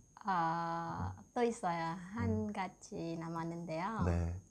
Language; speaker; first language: Korean; non-native, learner; Khmer